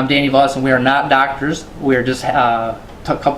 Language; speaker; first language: English; native; English